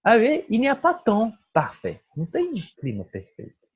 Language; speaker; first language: French; non-native, fluent; Portuguese